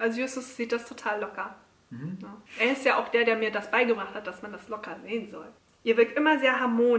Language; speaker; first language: German; native; German